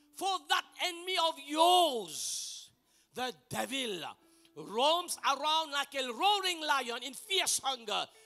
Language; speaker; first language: English; non-native, local second language; Morisyen